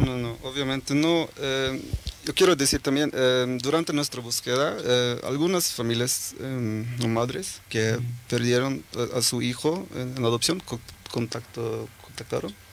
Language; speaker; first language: Spanish; early bilingual, heritage; Norwegian